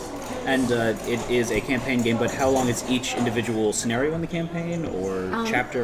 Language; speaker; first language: English; native; English